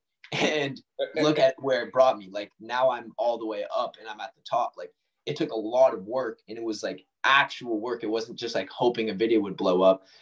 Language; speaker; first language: English; native; English